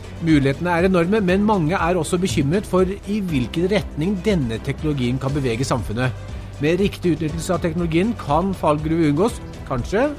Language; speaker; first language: Norwegian; native; Norwegian